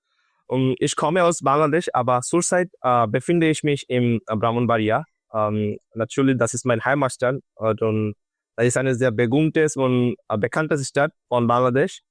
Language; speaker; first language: German; non-native, learner; Bangla